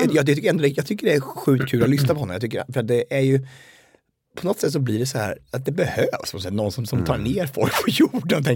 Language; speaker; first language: Swedish; native; Swedish